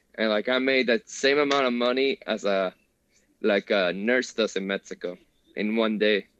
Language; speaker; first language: English; early bilingual, other home language; Spanish